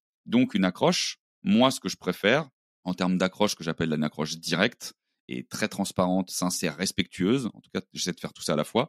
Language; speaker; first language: French; native; French